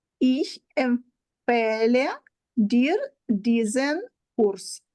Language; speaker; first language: German; non-native, learner; Ukrainian